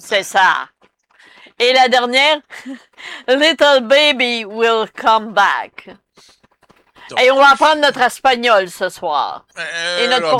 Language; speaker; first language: French; native; French